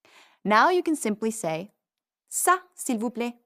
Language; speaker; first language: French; non-native, fluent; English